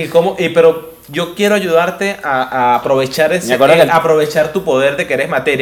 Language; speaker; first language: Spanish; native; Spanish